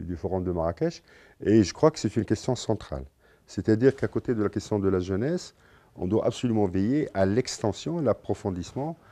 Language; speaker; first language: French; non-native, local second language; Arabic